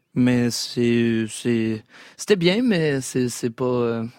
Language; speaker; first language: French; native; French